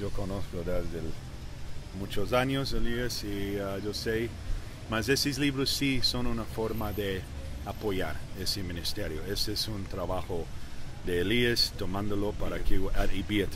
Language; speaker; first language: Spanish; early bilingual, heritage; English